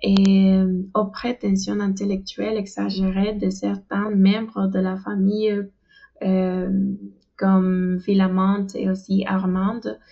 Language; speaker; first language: French; non-native, fluent; Spanish